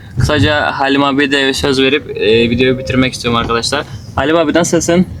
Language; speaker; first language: Turkish; native; Turkish